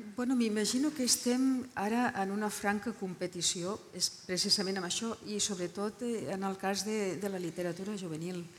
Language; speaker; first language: Catalan; non-native, local second language; Spanish